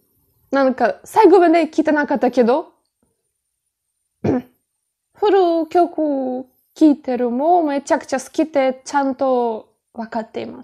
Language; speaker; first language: Japanese; non-native, fluent; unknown